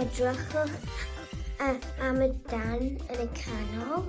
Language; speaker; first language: Welsh; non-native, local second language; English